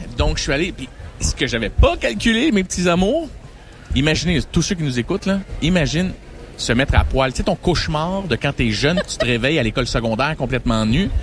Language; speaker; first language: French; native; French